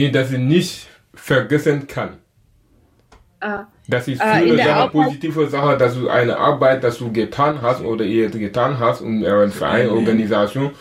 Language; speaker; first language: German; non-native, learner; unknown